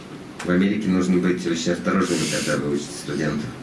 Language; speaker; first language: Russian; native; Russian